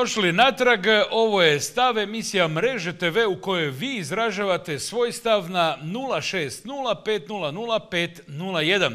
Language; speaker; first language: Serbian; native; Serbian